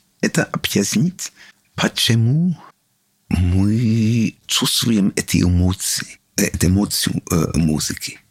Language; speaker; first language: Russian; non-native, learner; English